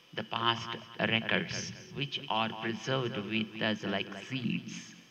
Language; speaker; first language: English; non-native, local second language; Telugu